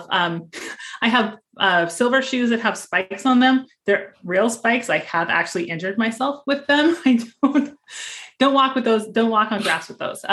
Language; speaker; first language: English; native; English